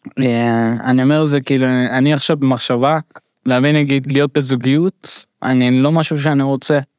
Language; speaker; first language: Hebrew; early bilingual, other home language; Russian